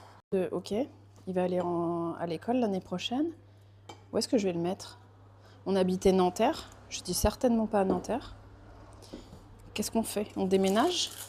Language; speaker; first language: French; early bilingual, other home language; Portuguese